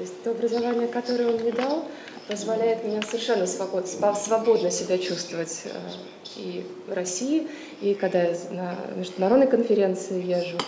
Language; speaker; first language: Russian; native; Russian